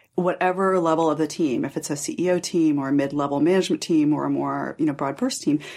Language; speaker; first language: English; early bilingual, other home language; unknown